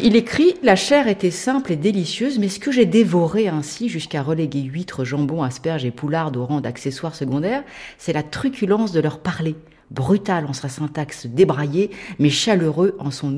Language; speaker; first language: French; native; French